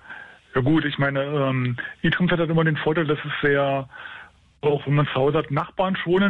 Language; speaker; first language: German; native; German